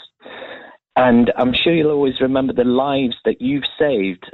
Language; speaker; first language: English; native; English